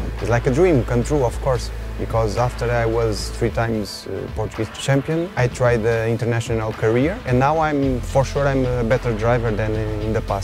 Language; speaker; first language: English; non-native, fluent; Portuguese